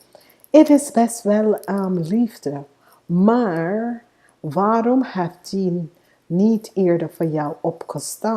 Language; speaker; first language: Dutch; non-native, fluent; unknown